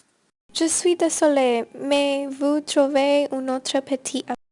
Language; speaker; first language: French; non-native, learner; English